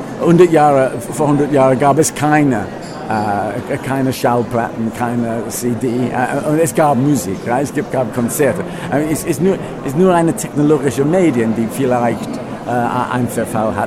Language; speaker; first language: German; non-native, fluent; English